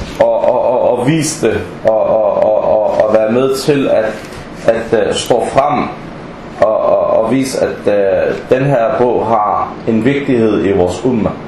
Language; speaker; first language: Danish; early bilingual, other home language; Arabic